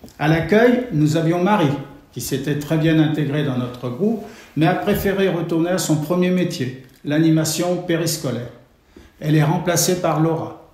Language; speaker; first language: French; native; French